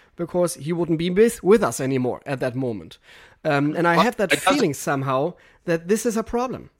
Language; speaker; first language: English; non-native, fluent; German